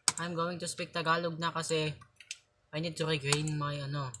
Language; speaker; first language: English; non-native, local second language; Filipino